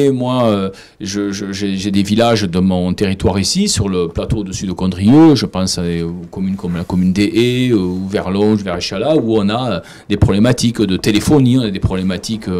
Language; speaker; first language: French; native; French